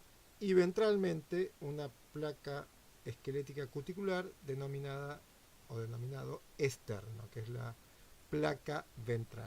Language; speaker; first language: Spanish; native; Spanish